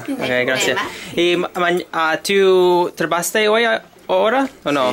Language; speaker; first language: Spanish; non-native, learner; English